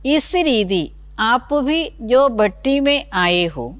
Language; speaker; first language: Hindi; non-native, local second language; Malayalam